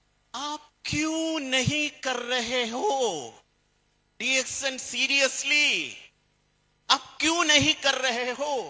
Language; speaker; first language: Hindi; non-native, fluent; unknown